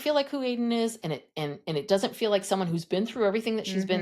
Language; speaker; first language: English; native; English